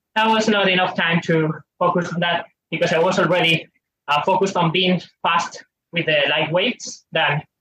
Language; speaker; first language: English; non-native, fluent; Spanish